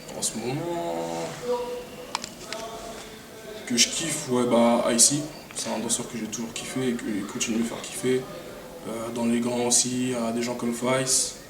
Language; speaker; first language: French; native; French